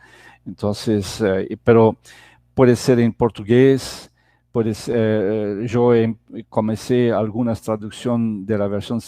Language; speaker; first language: Spanish; non-native, fluent; Portuguese